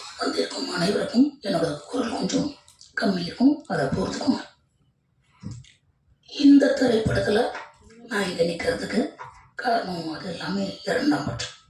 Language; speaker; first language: Tamil; native; Tamil